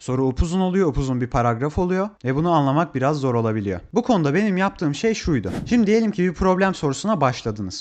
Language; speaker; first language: Turkish; native; Turkish